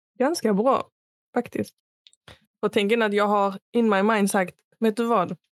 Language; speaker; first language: Swedish; native; Swedish